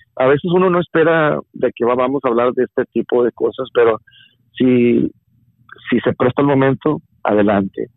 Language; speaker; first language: Spanish; early bilingual, heritage; Spanish